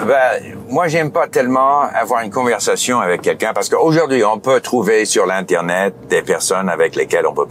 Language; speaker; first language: French; non-native, fluent; English